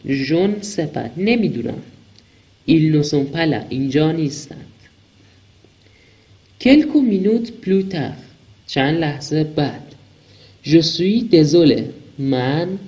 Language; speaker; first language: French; non-native, fluent; Persian